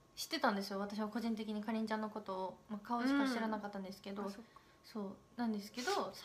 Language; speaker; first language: Japanese; native; Japanese